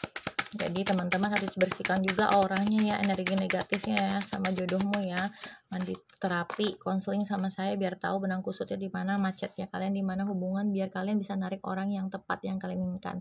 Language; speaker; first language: Indonesian; native; Indonesian